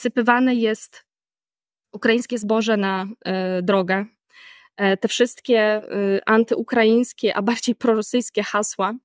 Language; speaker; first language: Polish; early bilingual, heritage; Polish